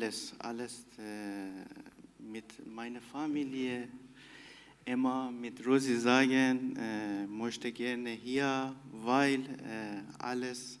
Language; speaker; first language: German; non-native, learner; Persian